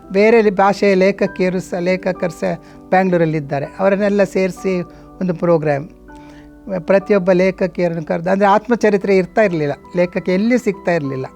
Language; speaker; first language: Kannada; native; Kannada